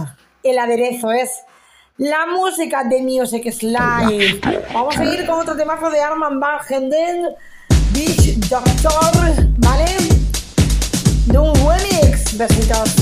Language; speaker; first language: Spanish; native; Spanish